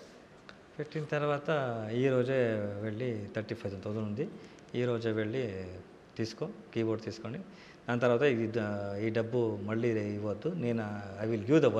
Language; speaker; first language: Telugu; non-native, local second language; Kannada